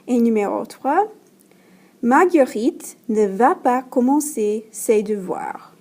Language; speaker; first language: French; non-native, fluent; English